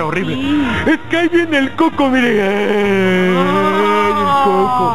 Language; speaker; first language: Spanish; native; Spanish